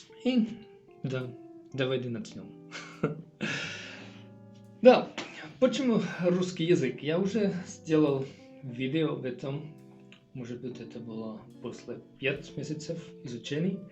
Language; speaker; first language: Russian; non-native, learner; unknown